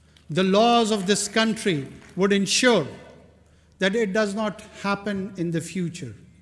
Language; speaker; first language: English; non-native, local second language; Pashto